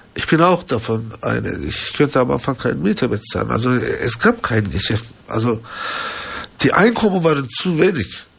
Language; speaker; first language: German; non-native, fluent; Turkish